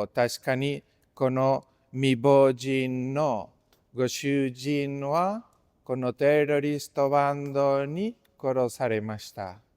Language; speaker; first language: Japanese; non-native, fluent; Spanish